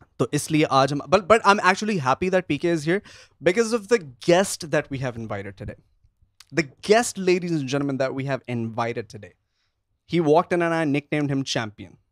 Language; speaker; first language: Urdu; native; Urdu